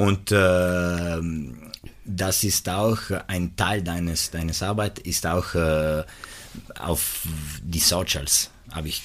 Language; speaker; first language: German; non-native, local second language; Italian